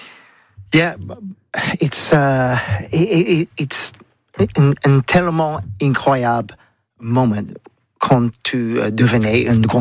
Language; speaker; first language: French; non-native, learner; English